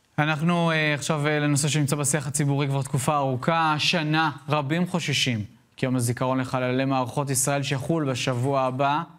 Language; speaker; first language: Hebrew; native; Hebrew